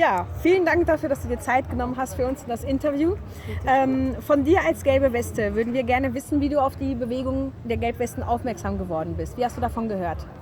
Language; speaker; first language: German; native; German